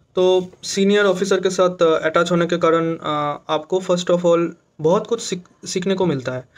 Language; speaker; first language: Hindi; non-native, local second language; Bangla